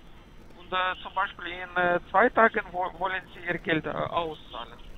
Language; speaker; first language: German; non-native, fluent; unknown